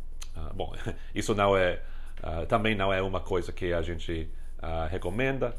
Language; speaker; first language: Portuguese; non-native, fluent; English